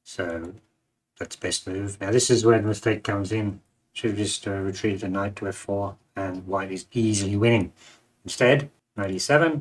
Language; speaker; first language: English; native; English